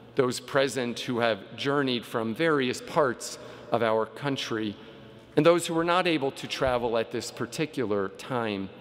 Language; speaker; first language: English; native; English